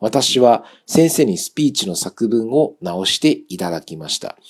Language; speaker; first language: Japanese; non-native, fluent; Chinese